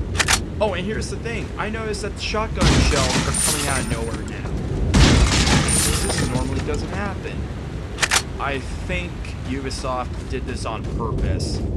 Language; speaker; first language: English; native; English